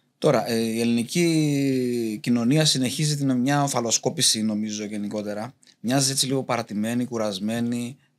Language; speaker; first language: Greek; native; Greek